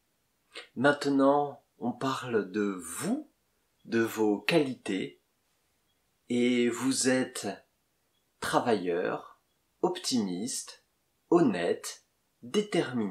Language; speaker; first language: French; native; French